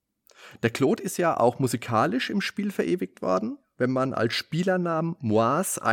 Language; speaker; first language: German; native; German